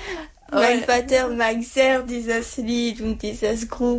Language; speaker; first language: German; non-native, learner; French